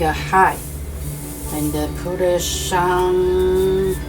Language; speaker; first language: English; non-native, learner; Chinese